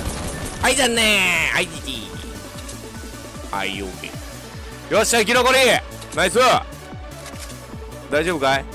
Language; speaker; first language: Japanese; native; Japanese